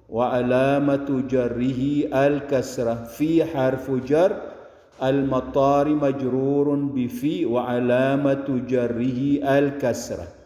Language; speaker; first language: Arabic; non-native, fluent; Filipino